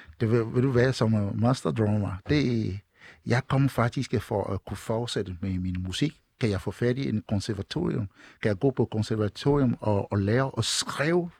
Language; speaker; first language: Danish; non-native, fluent; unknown